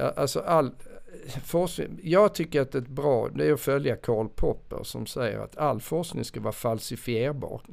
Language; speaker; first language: Swedish; native; Swedish